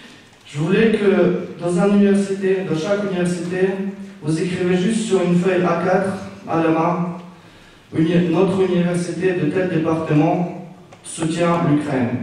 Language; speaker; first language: French; non-native, fluent; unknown